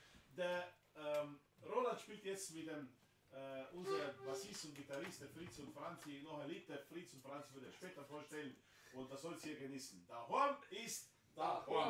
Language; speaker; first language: German; non-native, fluent; Slovenian